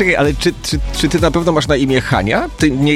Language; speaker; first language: Polish; native; Polish